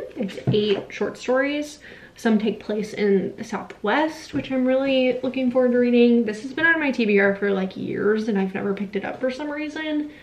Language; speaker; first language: English; native; English